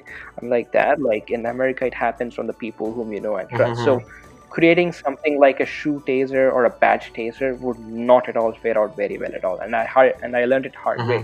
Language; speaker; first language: English; non-native, local second language; Telugu